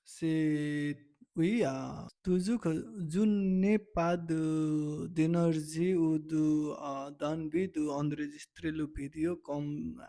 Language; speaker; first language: French; non-native, learner; Nepali